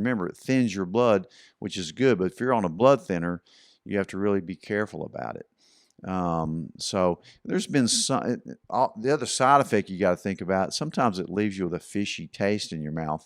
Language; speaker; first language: English; native; English